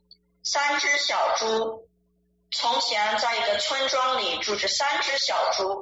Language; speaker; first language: Chinese; early bilingual, heritage; Chinese